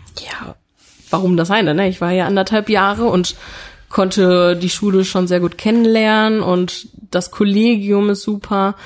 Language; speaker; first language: German; early bilingual, other home language; Italian